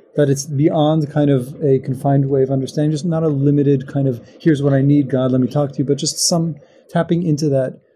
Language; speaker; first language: English; native; English